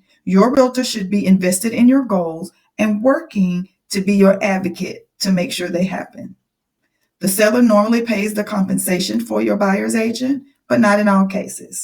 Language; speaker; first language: English; native; English